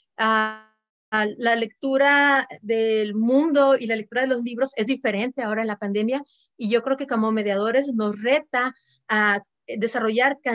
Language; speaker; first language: Spanish; native; Spanish